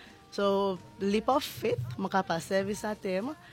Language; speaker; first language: English; non-native, local second language; Seselwa Creole French